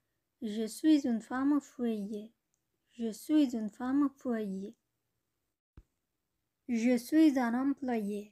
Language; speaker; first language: French; non-native, learner; Bangla